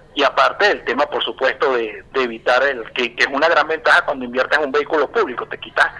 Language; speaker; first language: Spanish; native; Spanish